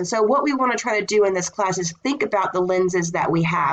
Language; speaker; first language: English; native; English